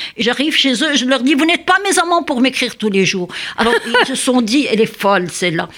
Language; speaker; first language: French; non-native, local second language; Arabic